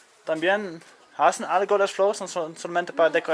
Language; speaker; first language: Spanish; non-native, learner; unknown